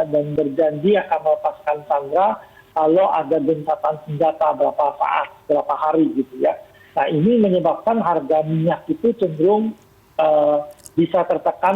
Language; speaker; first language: Indonesian; native; Indonesian